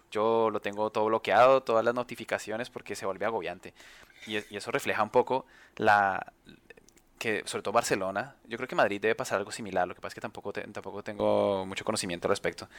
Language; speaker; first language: Spanish; native; Spanish